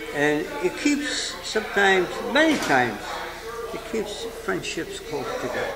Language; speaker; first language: English; native; English